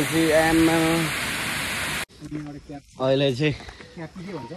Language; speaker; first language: Nepali; native; Nepali